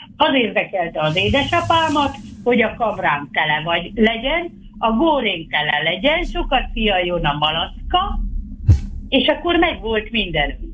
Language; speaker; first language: Hungarian; native; Hungarian